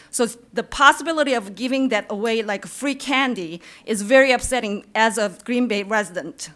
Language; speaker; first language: English; non-native, fluent; Korean